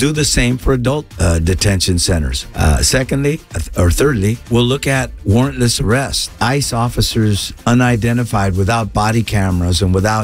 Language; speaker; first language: Spanish; non-native, fluent; English